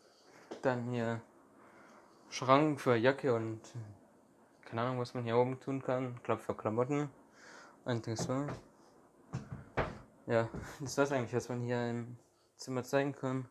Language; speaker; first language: German; native; German